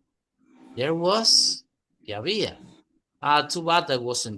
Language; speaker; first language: English; non-native, fluent; Spanish